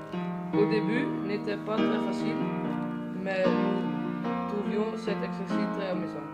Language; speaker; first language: French; non-native, learner; Dutch